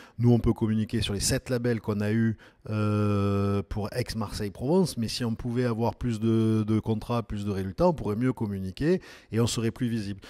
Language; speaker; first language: French; native; French